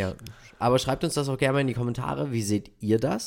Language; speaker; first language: German; native; German